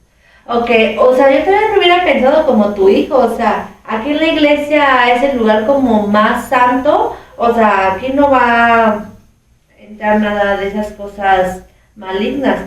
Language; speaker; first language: Spanish; native; Spanish